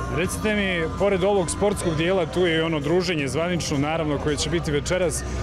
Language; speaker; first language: Serbian; native; Serbian